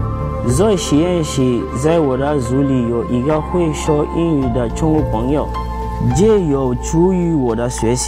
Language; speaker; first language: Chinese; non-native, fluent; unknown